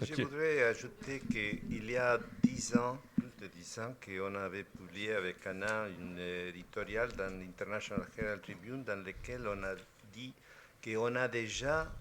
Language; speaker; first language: French; non-native, fluent; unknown